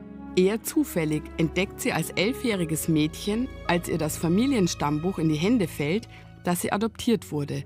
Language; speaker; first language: German; native; German